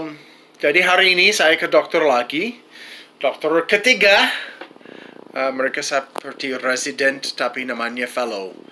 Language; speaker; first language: Indonesian; non-native, fluent; English